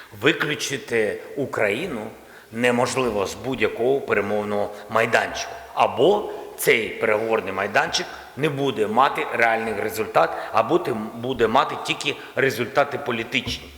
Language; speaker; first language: Ukrainian; non-native, local second language; Russian